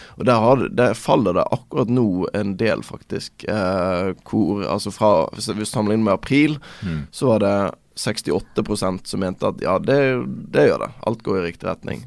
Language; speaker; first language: Norwegian; native; Norwegian